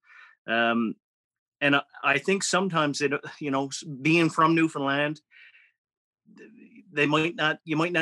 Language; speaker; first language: English; native; English